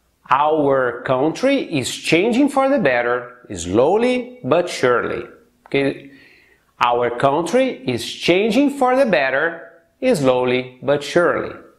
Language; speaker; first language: English; non-native, fluent; Portuguese